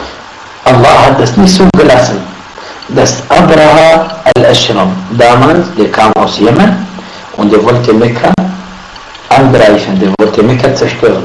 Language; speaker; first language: German; non-native, fluent; Arabic